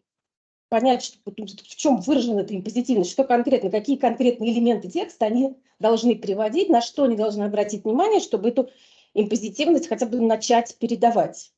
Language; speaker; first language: Russian; native; Russian